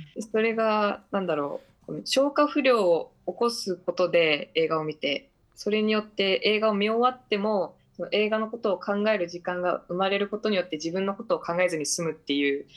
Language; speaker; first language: Japanese; native; Japanese